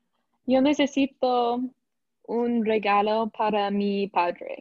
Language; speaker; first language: Spanish; non-native, learner; English